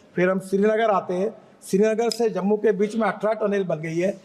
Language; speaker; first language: Hindi; non-native, local second language; Marathi